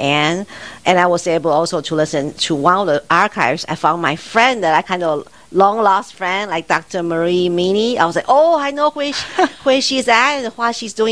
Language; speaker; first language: English; non-native, fluent; Chinese